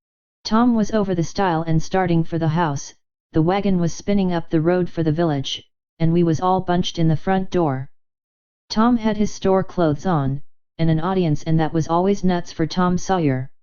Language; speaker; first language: English; native; English